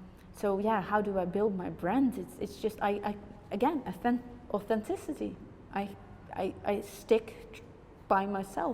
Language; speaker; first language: English; non-native, fluent; Dutch